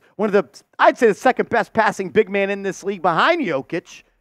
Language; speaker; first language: English; native; English